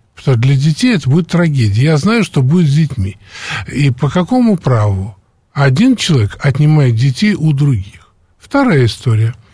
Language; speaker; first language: Russian; native; Russian